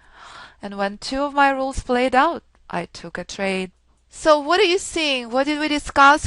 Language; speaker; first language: English; non-native, fluent; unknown